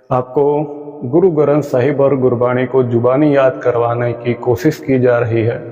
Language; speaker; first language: Hindi; non-native, local second language; Punjabi